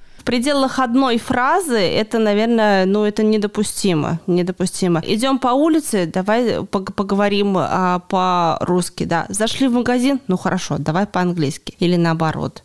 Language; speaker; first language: Russian; native; Russian